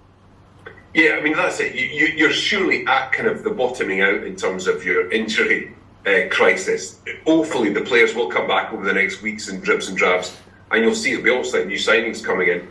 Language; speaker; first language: English; native; English